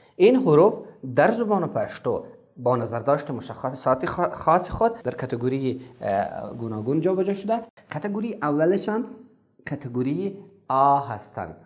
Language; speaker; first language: Persian; non-native, local second language; Pashto